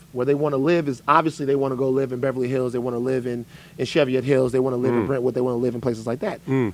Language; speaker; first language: English; native; English